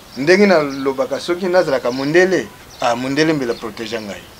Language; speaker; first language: Lingala; non-native, local second language; Kongo